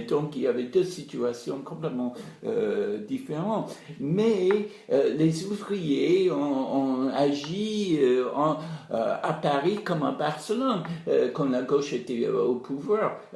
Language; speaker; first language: French; non-native, fluent; English